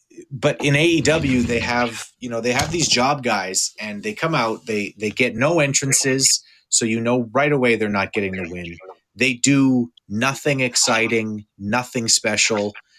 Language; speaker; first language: English; native; English